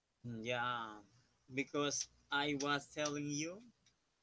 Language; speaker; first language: English; non-native, learner; Spanish